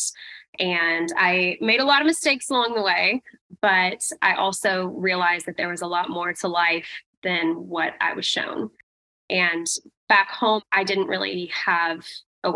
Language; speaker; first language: English; native; English